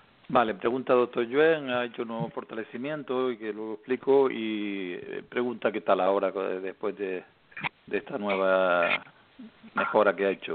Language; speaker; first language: Spanish; native; Spanish